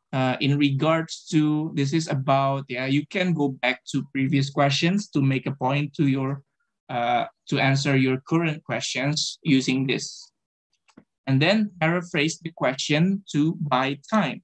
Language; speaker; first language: English; non-native, fluent; Indonesian